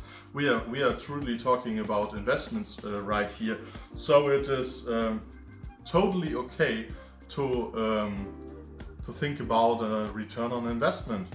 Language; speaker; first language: English; non-native, fluent; German